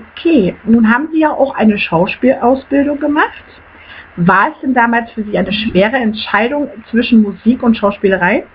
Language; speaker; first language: German; native; German